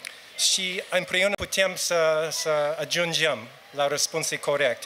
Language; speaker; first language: Romanian; non-native, learner; English